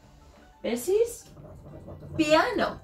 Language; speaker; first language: Greek; non-native, learner; English